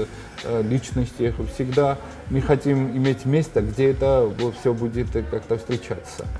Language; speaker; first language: Russian; non-native, fluent; Georgian